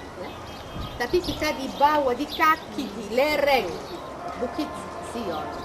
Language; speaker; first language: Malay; non-native, fluent; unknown